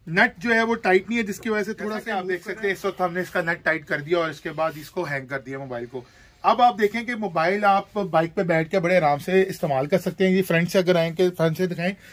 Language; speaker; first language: Urdu; non-native, local second language; Punjabi